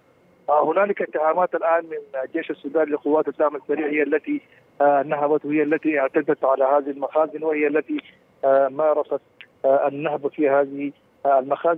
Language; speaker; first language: Arabic; native; Arabic